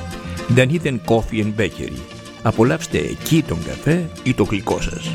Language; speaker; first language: Greek; native; Greek